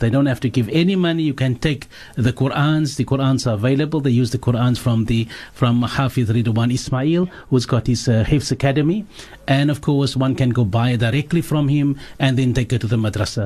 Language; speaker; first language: English; early bilingual, other home language; Afrikaans